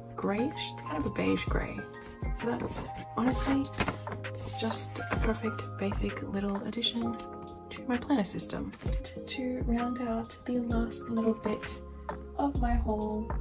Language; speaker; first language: English; native; English